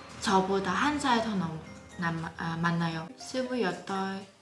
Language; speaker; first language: Korean; non-native, learner; Vietnamese